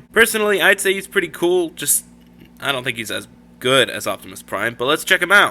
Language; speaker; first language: English; native; English